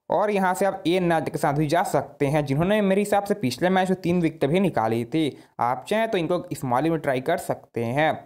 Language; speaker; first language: Hindi; native; Hindi